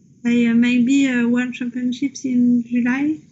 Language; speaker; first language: English; non-native, learner; French